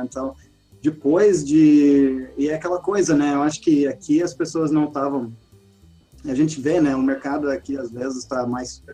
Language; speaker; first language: Portuguese; non-native, fluent; English